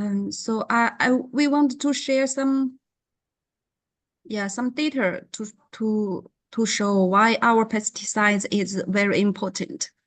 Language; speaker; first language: English; non-native, learner; Chinese